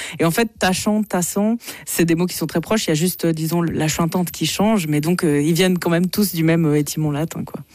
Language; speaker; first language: French; native; French